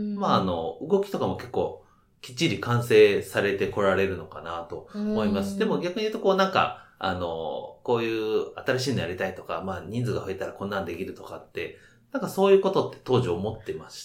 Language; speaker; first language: Japanese; native; Japanese